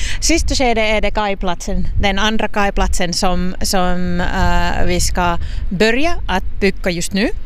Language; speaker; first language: Swedish; non-native, local second language; Finnish